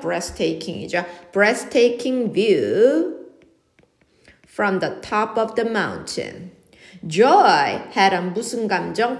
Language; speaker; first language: English; non-native, fluent; Korean